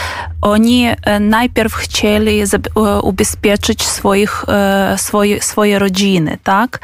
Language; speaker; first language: Polish; non-native, fluent; Ukrainian